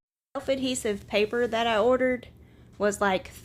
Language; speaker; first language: English; native; English